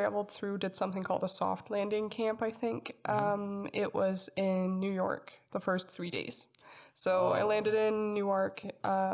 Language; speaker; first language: English; non-native, fluent; Danish